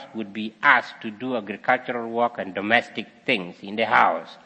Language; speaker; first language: English; non-native, fluent; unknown